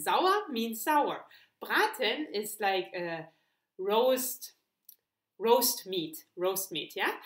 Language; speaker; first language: English; non-native, fluent; German